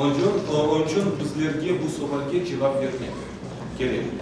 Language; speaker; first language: Turkish; non-native, learner; Tatar